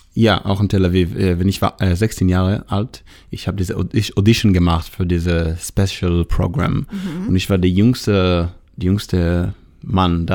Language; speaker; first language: German; non-native, learner; Hebrew